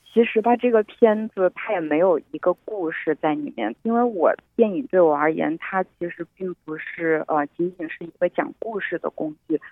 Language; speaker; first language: Chinese; native; Chinese